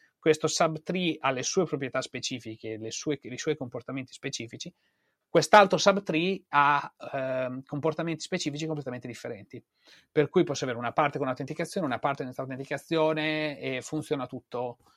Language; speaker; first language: Italian; native; Italian